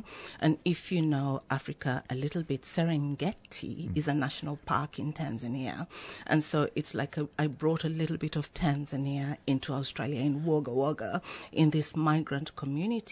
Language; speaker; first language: English; non-native, local second language; Swahili